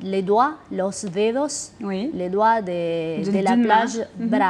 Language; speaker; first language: French; non-native, fluent; Spanish